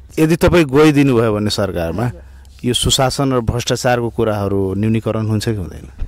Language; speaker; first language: Nepali; non-native, local second language; Bhojpuri